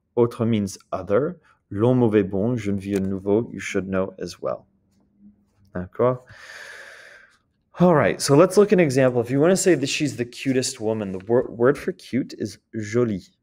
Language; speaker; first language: English; native; English